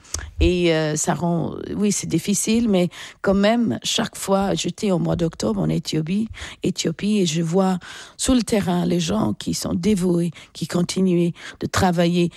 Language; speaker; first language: French; non-native, fluent; English